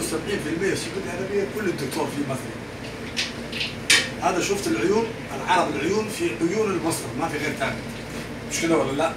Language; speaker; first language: Arabic; non-native, learner; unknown